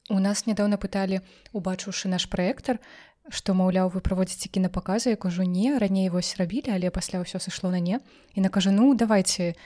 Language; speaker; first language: Belarusian; non-native, local second language; Russian